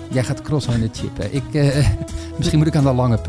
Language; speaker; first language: Dutch; native; Dutch